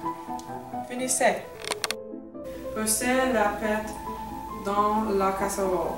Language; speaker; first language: French; non-native, learner; English